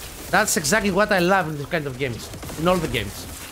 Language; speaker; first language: English; non-native, fluent; Greek